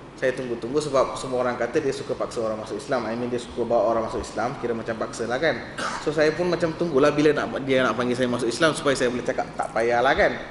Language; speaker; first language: Malay; non-native, local second language; Tamil